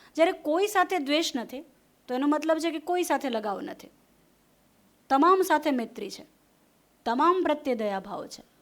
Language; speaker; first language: Gujarati; non-native, local second language; Hindi